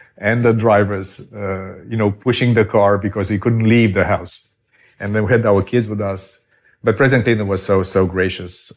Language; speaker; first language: English; non-native, fluent; Romanian